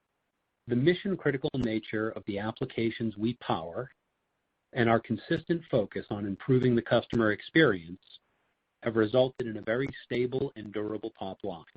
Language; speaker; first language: English; native; English